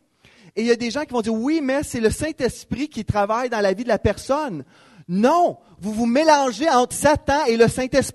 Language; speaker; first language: French; native; French